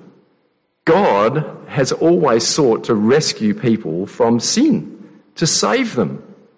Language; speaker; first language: English; native; English